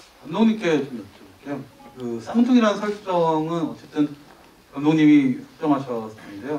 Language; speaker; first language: Korean; native; Korean